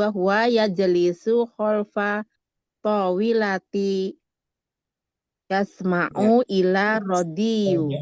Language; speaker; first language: Arabic; non-native, learner; Indonesian